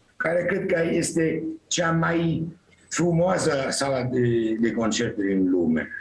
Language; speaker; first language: Romanian; non-native, fluent; Italian